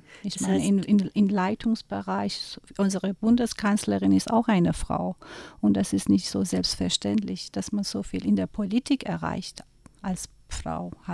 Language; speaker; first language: German; non-native, fluent; Persian